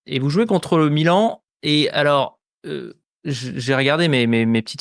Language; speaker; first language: French; native; French